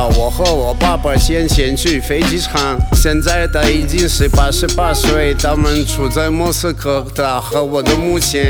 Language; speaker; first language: Chinese; non-native, learner; Russian